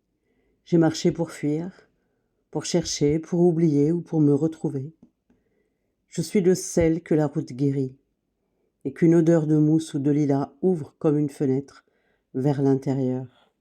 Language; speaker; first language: French; native; French